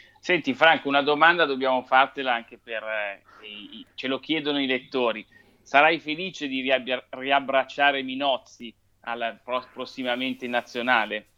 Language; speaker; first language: Italian; native; Italian